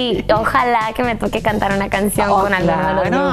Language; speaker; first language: Spanish; native; Spanish